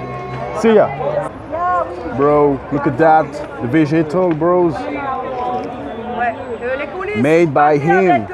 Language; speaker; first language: English; non-native, learner; French